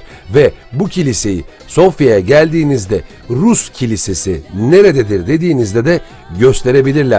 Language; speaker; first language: Turkish; native; Turkish